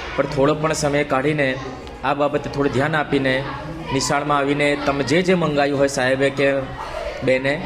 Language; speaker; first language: Gujarati; native; Gujarati